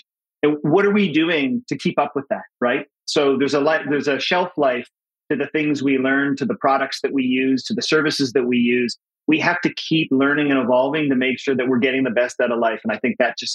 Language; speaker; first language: English; native; English